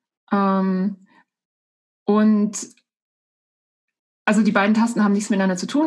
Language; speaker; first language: German; native; German